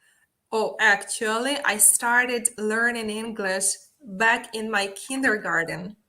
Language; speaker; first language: English; non-native, fluent; Ukrainian